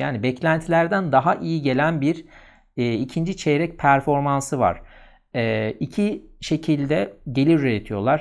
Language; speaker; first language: Turkish; native; Turkish